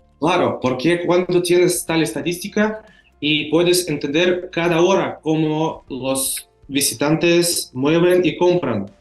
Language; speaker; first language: Spanish; non-native, fluent; Russian